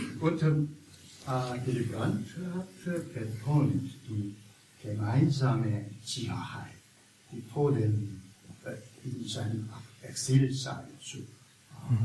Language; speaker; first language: German; non-native, learner; Korean